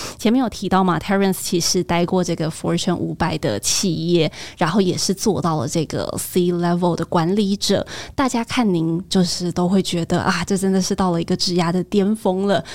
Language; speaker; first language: Chinese; native; Chinese